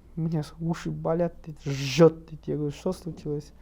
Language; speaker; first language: Russian; non-native, local second language; Kazakh